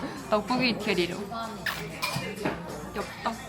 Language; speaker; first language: Korean; non-native, local second language; Mongolian